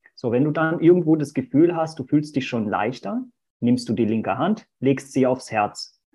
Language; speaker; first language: German; early bilingual, other home language; Portuguese